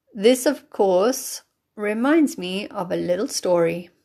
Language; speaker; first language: English; native; English